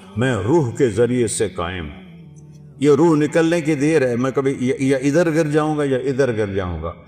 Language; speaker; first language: Urdu; non-native, local second language; Punjabi